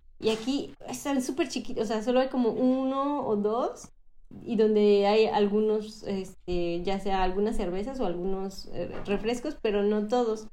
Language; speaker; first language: Spanish; native; Spanish